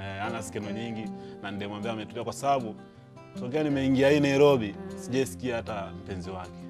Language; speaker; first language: Swahili; native; Swahili